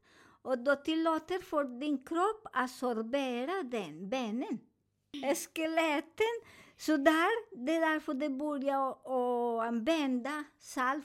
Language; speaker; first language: Swedish; non-native, learner; Spanish